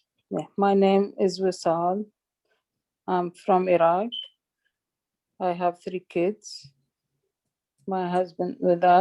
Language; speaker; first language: English; non-native, learner; Arabic